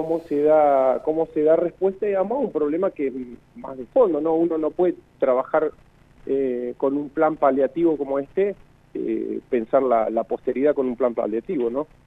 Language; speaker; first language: Spanish; native; Spanish